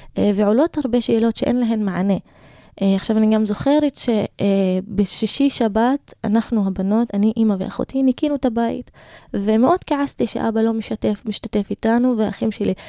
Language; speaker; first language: Hebrew; non-native, local second language; Arabic